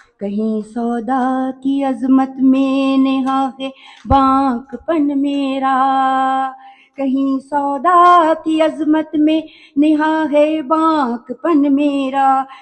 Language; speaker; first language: Urdu; native; Urdu